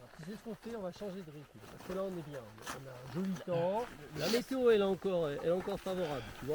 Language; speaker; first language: French; native; French